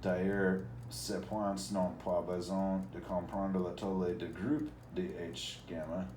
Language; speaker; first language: French; non-native, learner; English